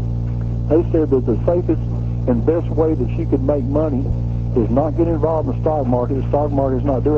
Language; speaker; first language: English; native; English